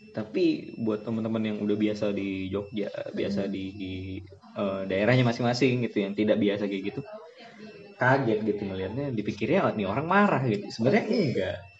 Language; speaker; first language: Indonesian; native; Indonesian